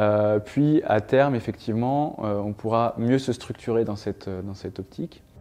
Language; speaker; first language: French; native; French